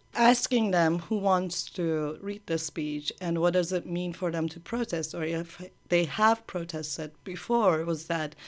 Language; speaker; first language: English; early bilingual, other home language; Persian